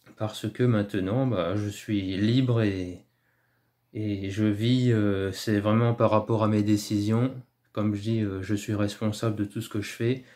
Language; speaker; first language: French; native; French